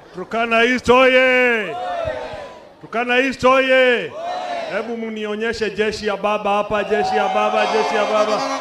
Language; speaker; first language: Swahili; non-native, local second language; Kikuyu